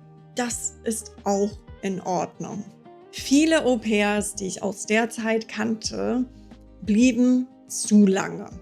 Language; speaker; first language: German; non-native, fluent; English